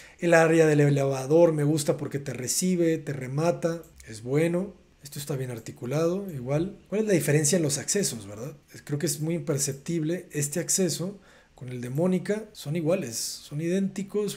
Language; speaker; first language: Spanish; native; Spanish